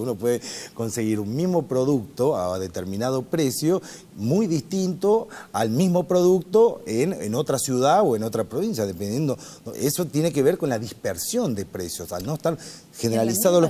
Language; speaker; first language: Spanish; native; Spanish